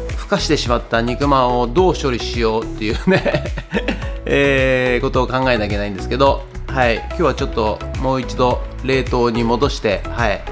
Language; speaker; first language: Japanese; native; Japanese